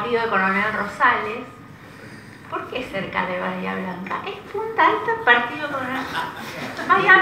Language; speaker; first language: Spanish; native; Spanish